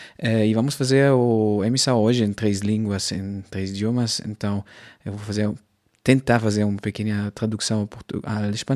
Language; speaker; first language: Portuguese; non-native, fluent; German